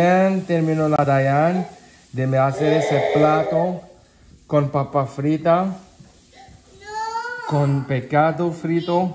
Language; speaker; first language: Spanish; non-native, learner; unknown